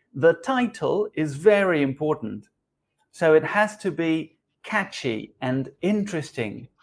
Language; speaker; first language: English; non-native, fluent; Spanish